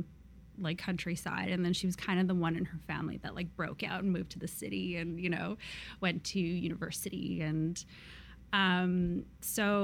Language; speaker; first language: English; native; English